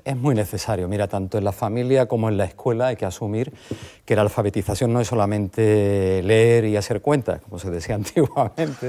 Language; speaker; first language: Spanish; native; Spanish